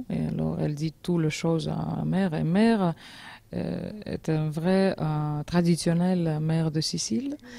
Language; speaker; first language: French; non-native, learner; Georgian